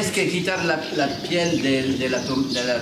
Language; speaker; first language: Spanish; non-native, learner; French